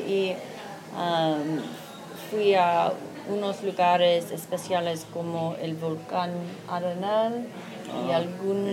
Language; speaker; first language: Spanish; non-native, learner; English